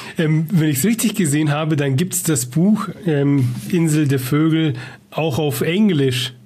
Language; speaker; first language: German; native; German